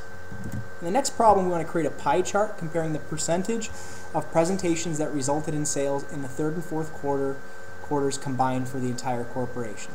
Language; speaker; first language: English; native; English